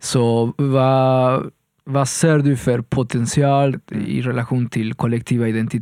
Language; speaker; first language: Swedish; non-native, fluent; Spanish